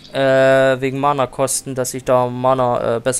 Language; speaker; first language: German; native; German